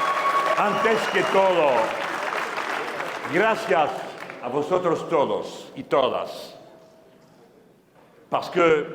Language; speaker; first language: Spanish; non-native, fluent; French